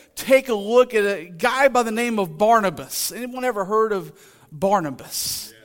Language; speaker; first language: English; native; English